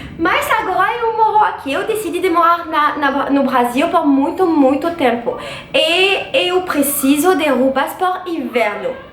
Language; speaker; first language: Portuguese; non-native, learner; French